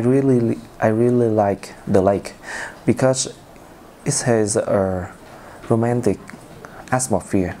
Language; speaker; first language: English; non-native, learner; Vietnamese